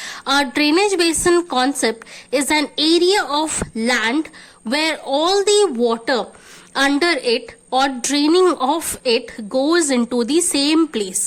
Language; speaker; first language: English; non-native, local second language; Hindi